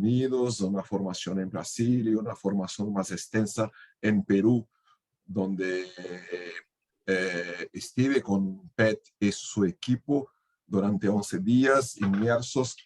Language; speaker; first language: Spanish; non-native, fluent; Portuguese